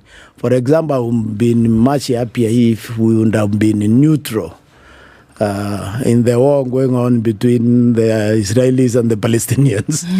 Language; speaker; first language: English; non-native, local second language; Meru